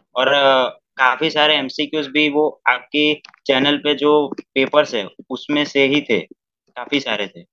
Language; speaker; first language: Hindi; non-native, local second language; Gujarati